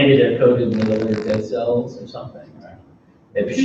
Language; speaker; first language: English; native; English